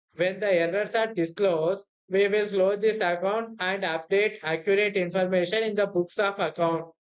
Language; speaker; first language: English; non-native, local second language; Telugu